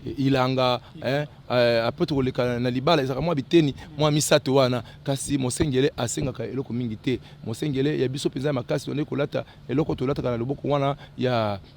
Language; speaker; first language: Lingala; non-native, local second language; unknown